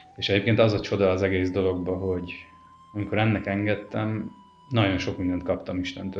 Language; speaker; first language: Hungarian; native; Hungarian